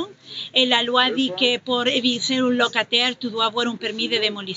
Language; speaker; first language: French; non-native, fluent; Spanish